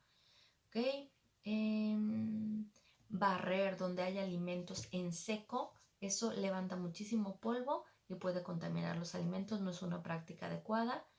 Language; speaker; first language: Spanish; native; Spanish